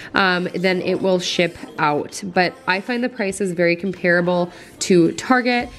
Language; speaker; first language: English; native; English